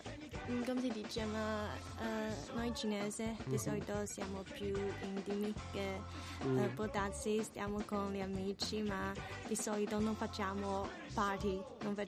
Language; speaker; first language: Italian; non-native, learner; Chinese